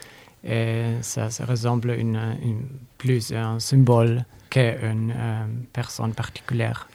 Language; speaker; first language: French; non-native, learner; Polish